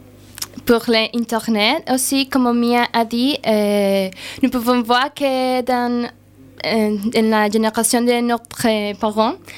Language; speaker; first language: French; non-native, learner; Spanish